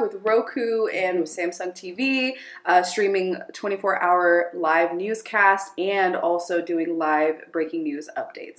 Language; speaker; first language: English; early bilingual, other home language; Amharic